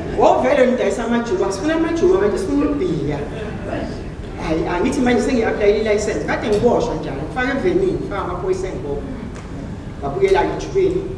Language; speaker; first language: Zulu; native; Zulu